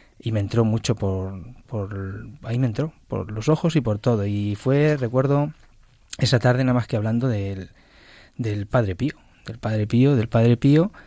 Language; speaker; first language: Spanish; native; Spanish